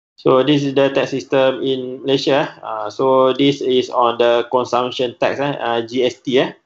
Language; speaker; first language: English; non-native, local second language; Malay